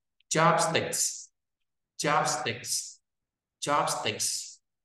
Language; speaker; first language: English; non-native, fluent; Vietnamese